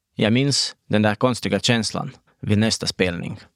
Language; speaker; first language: Swedish; non-native, fluent; Russian